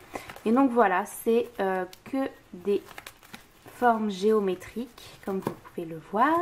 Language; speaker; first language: French; native; French